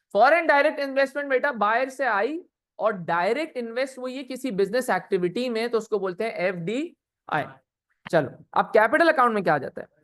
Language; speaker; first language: Urdu; native; Urdu